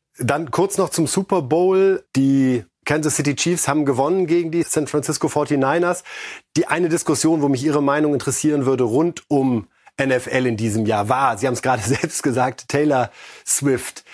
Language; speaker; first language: German; native; German